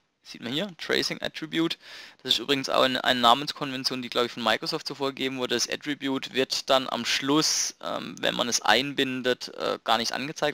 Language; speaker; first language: German; native; German